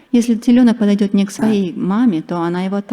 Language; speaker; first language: Russian; native; Russian